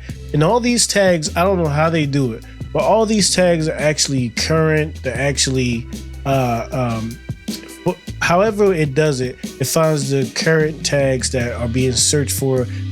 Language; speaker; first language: English; native; English